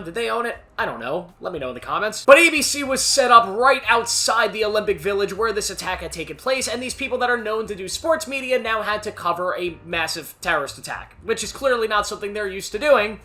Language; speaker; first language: English; native; English